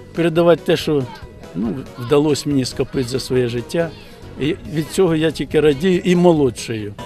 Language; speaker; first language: Ukrainian; native; Ukrainian